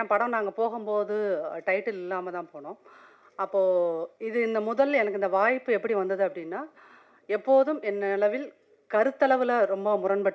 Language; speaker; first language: Tamil; native; Tamil